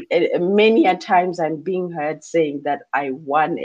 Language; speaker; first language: English; non-native, local second language; Shona